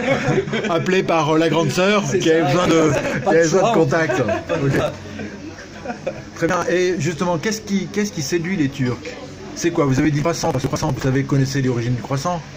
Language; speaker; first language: French; native; French